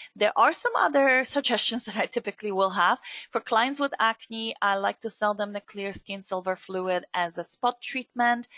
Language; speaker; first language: English; non-native, fluent; Polish